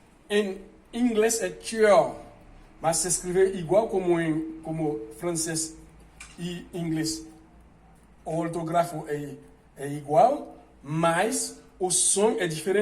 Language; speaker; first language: Portuguese; non-native, fluent; Haitian Creole